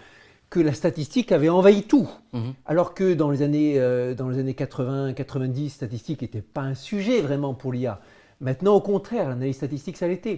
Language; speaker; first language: French; native; French